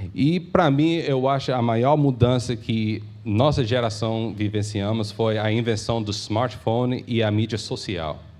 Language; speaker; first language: Portuguese; early bilingual, heritage; English